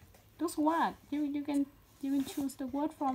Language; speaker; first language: English; non-native, learner; Vietnamese